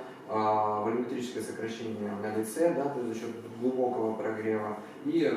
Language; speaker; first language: Russian; native; Russian